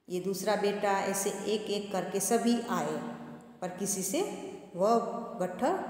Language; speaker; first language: Hindi; non-native, local second language; Gujarati